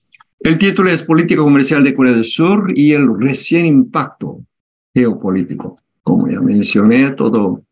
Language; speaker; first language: Spanish; non-native, fluent; Korean